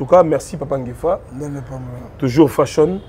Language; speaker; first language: French; non-native, local second language; Lingala